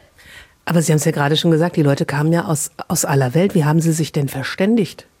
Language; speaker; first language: German; native; German